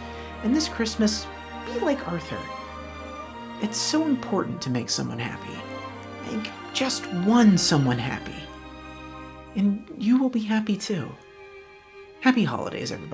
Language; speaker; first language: English; native; English